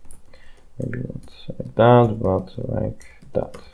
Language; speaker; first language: English; non-native, fluent; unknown